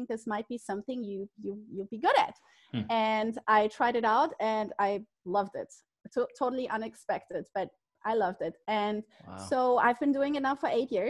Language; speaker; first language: English; non-native, fluent; German